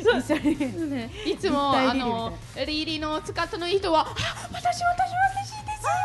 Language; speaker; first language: Japanese; non-native, learner; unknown